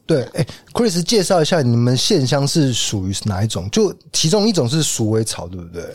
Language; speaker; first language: Chinese; native; Chinese